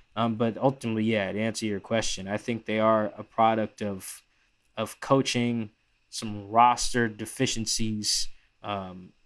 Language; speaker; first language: English; native; English